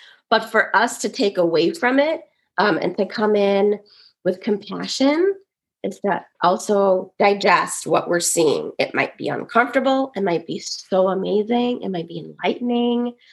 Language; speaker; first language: English; native; English